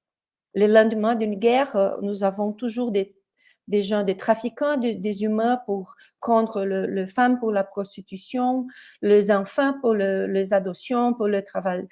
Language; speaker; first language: French; non-native, fluent; Portuguese